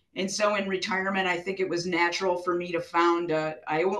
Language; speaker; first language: English; native; English